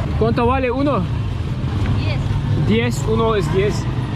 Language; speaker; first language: Spanish; non-native, learner; Turkish